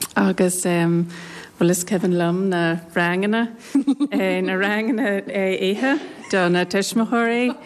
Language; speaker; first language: Irish; non-native, local second language; English